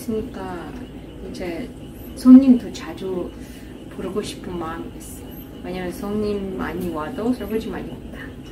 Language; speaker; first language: Korean; non-native, fluent; Russian